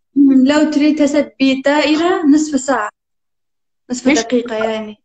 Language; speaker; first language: Arabic; non-native, learner; Turkish